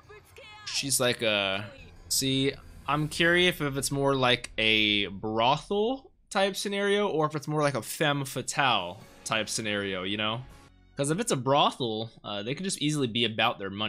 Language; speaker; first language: English; native; English